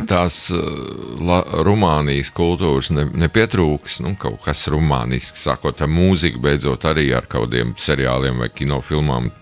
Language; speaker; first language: Latvian; native; Latvian